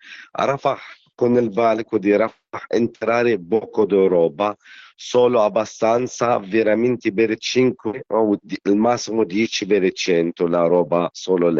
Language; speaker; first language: Italian; non-native, learner; Arabic